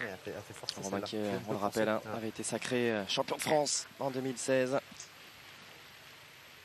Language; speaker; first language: French; native; French